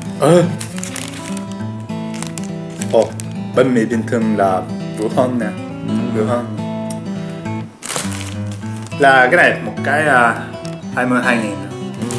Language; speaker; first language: Vietnamese; non-native, learner; Japanese